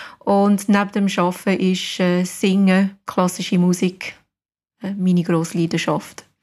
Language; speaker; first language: German; non-native, fluent; English